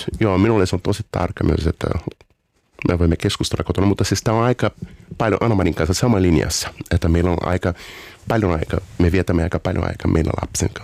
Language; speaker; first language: Finnish; non-native, fluent; Portuguese